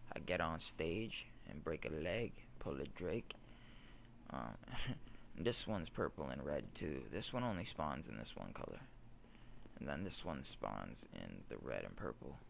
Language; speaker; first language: English; native; English